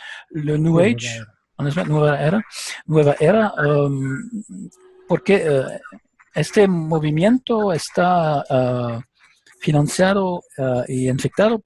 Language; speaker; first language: Spanish; non-native, learner; French